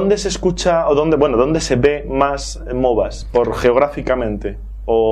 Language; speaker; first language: Spanish; native; Spanish